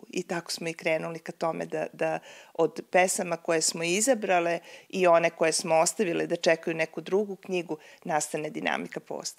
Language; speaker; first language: Serbian; native; Serbian